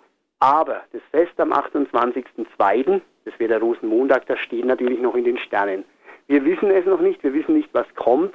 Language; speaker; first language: German; native; German